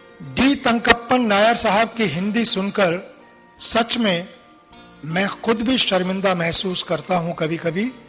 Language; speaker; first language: Hindi; native; Hindi